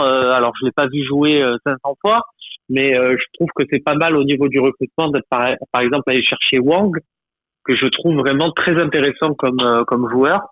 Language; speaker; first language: French; native; French